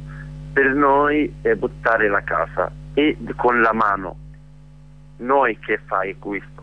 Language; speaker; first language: Italian; non-native, learner; Arabic